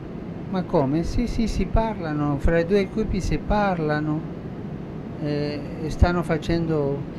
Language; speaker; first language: Italian; non-native, fluent; Spanish